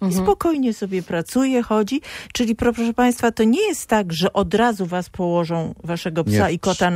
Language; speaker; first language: Polish; native; Polish